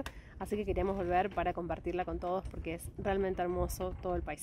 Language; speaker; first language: Spanish; native; Spanish